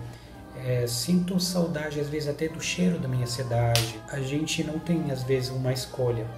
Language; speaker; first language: Portuguese; non-native, learner; Spanish